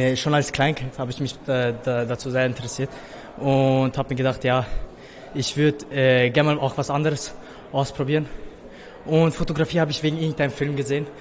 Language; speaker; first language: German; non-native, fluent; Persian